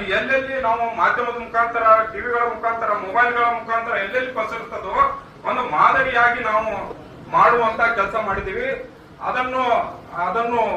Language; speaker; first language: Kannada; non-native, local second language; Urdu